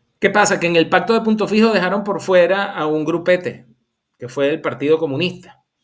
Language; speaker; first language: Spanish; native; Spanish